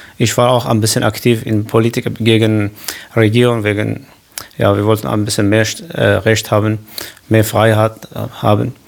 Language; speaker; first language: German; non-native, learner; Kurdish